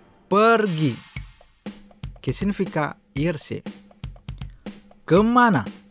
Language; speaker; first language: Spanish; non-native, fluent; Indonesian